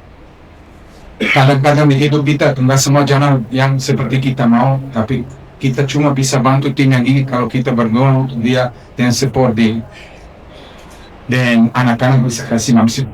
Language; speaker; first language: Indonesian; non-native, fluent; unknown